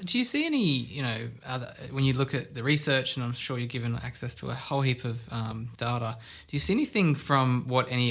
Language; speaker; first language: English; native; English